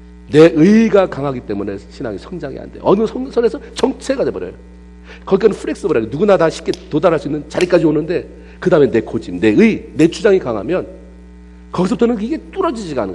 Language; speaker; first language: Korean; native; Korean